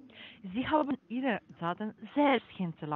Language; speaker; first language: German; non-native, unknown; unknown